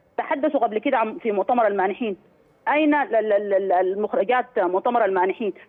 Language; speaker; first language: Arabic; native; Arabic